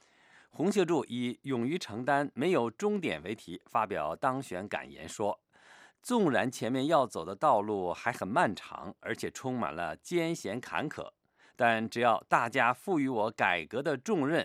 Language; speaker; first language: Chinese; native; Chinese